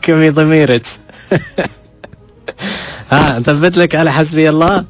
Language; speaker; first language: Arabic; native; Arabic